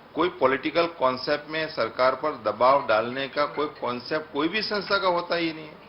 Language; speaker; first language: Hindi; non-native, local second language; Gujarati